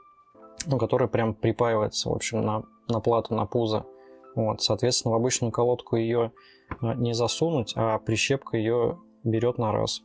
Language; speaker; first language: Russian; native; Russian